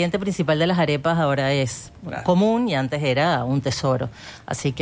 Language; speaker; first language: Spanish; native; Spanish